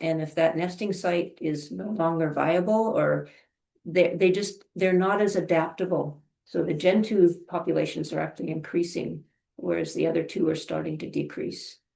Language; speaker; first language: English; native; English